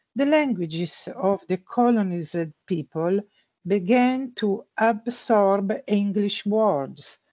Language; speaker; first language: English; non-native, learner; Italian